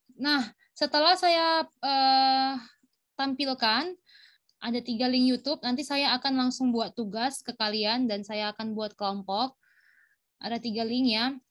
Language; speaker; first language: Indonesian; native; Indonesian